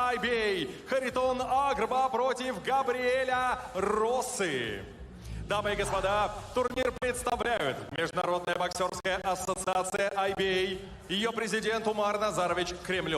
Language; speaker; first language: Russian; native; Russian